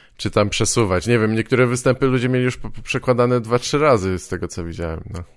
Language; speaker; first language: Polish; native; Polish